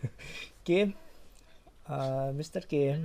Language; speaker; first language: English; non-native, learner; Indonesian